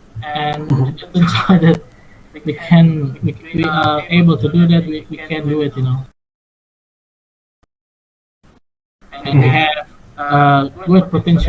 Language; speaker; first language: English; non-native, fluent; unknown